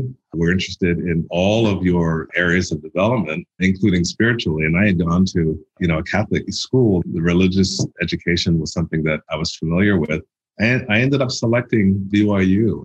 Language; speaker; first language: English; native; English